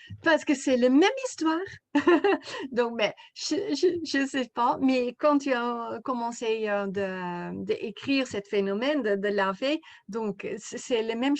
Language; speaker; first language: French; non-native, fluent; Dutch